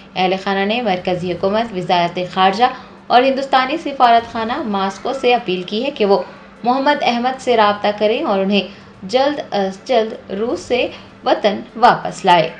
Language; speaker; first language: Urdu; native; Urdu